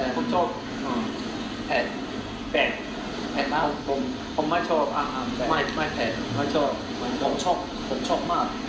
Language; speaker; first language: Thai; non-native, learner; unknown